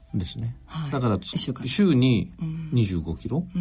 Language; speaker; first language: Japanese; native; Japanese